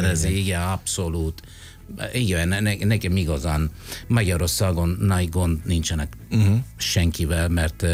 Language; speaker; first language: Hungarian; non-native, learner; Italian